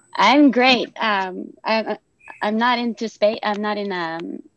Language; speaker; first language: English; non-native, local second language; Filipino